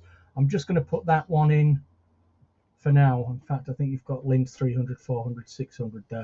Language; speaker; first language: English; native; English